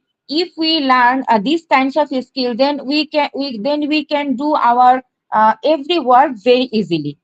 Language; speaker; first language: English; non-native, learner; Bangla